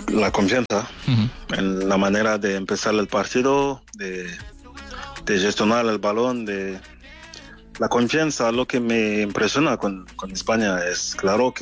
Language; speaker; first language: Spanish; non-native, fluent; French